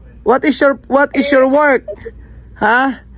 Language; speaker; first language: English; non-native, learner; Filipino